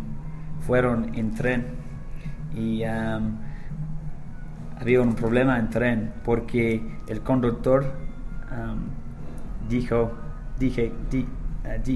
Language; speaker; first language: Spanish; non-native, learner; English